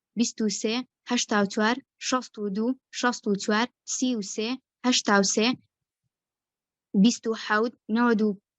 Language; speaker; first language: Central Kurdish; native; Central Kurdish